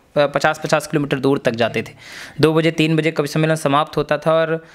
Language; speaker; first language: Hindi; native; Hindi